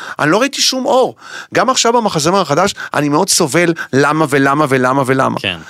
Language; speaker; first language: Hebrew; native; Hebrew